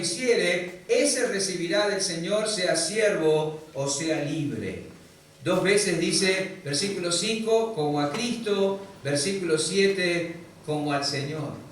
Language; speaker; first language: Spanish; native; Spanish